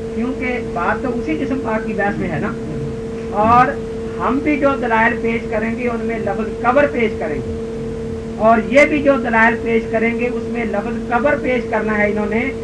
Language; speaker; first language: Urdu; native; Urdu